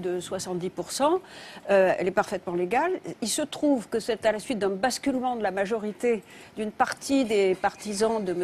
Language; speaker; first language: French; native; French